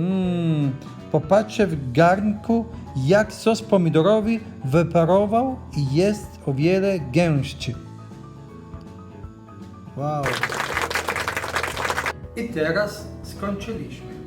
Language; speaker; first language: Polish; non-native, learner; Italian